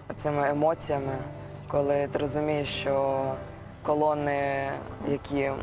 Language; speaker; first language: Ukrainian; native; Ukrainian